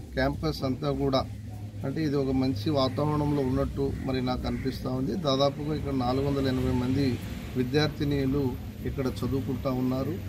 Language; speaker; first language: Telugu; non-native, local second language; Lambadi